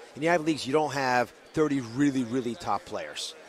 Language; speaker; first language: English; native; English